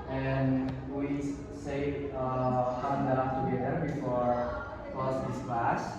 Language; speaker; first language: English; non-native, learner; Indonesian